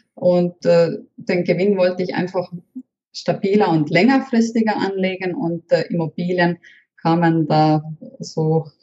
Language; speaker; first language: German; non-native, fluent; Estonian